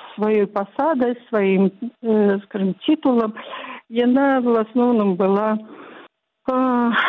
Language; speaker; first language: Belarusian; non-native, local second language; Russian